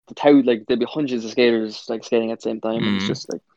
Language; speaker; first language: English; native; English